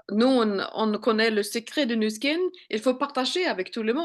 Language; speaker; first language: French; non-native, fluent; Swedish